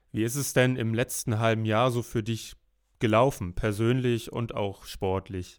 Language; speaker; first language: German; native; German